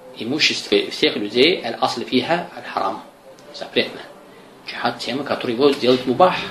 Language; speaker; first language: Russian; non-native, local second language; Azerbaijani